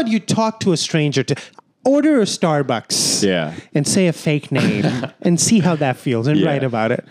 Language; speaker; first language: English; non-native, local second language; Urdu